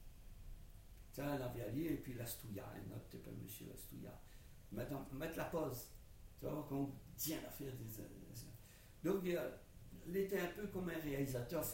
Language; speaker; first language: French; non-native, local second language; Réunion Creole French